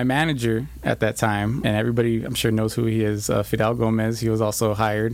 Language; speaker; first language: English; native; English